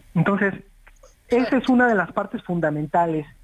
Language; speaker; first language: Spanish; native; Spanish